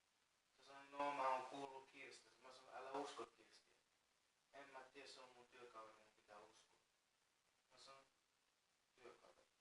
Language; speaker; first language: Finnish; non-native, fluent; Persian